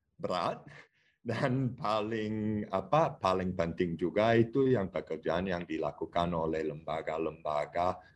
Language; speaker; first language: Indonesian; non-native, fluent; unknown